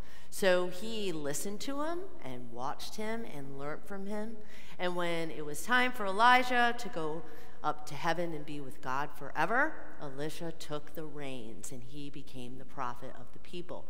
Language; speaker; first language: English; native; English